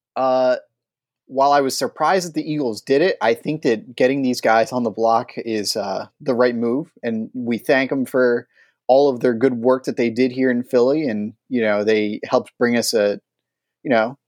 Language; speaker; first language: English; native; English